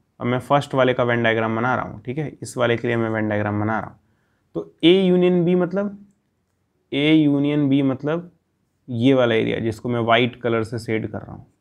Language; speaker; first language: Hindi; native; Hindi